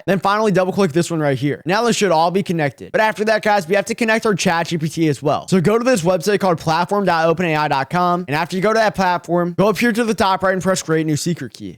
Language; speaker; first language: English; native; English